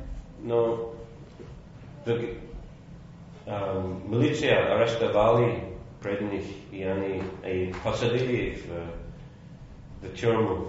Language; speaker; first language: Russian; non-native, fluent; English